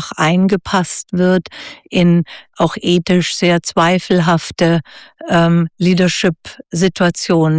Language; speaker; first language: German; native; German